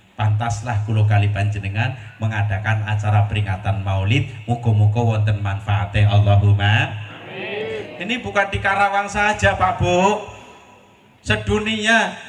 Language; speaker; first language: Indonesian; non-native, local second language; Javanese